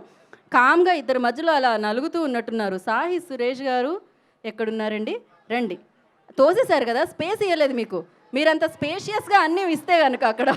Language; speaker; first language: Telugu; native; Telugu